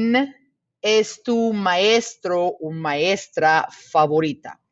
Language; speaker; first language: Spanish; non-native, fluent; English